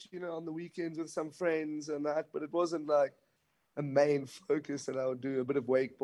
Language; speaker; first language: English; native; English